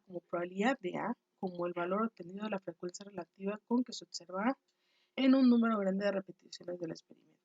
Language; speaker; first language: Spanish; native; Spanish